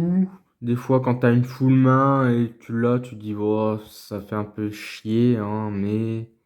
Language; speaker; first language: French; native; French